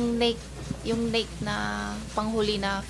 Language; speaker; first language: Filipino; non-native, learner; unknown